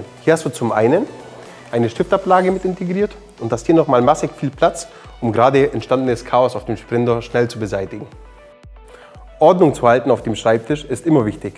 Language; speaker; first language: German; native; German